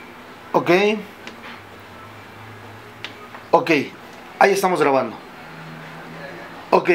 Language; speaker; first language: Spanish; native; Spanish